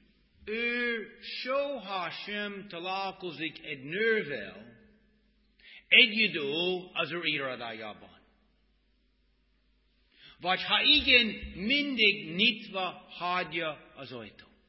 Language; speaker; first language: Hungarian; non-native, fluent; English